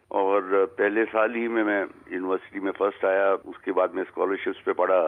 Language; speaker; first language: Hindi; native; Hindi